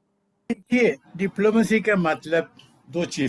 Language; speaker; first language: Hindi; non-native, local second language; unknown